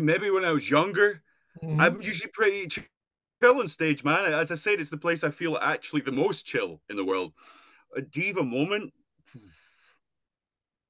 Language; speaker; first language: English; native; English